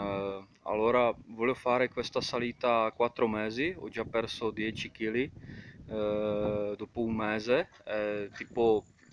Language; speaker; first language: Italian; non-native, fluent; Czech